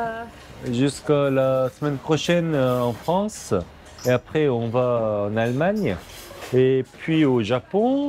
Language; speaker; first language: French; non-native, learner; Korean